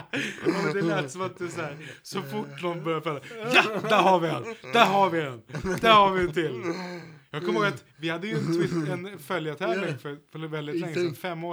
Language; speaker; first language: Swedish; native; Swedish